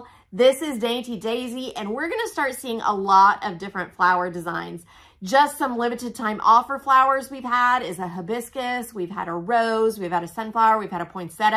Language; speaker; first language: English; native; English